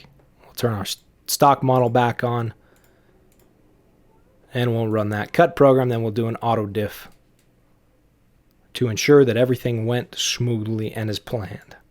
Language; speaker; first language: English; native; English